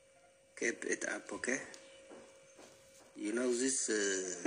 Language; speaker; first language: English; non-native, learner; Oromo